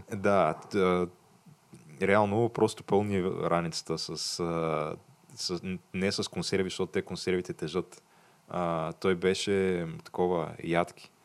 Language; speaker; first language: Bulgarian; native; Bulgarian